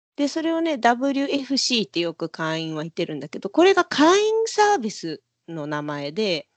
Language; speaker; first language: Japanese; native; Japanese